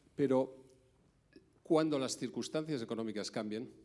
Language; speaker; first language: Spanish; native; Spanish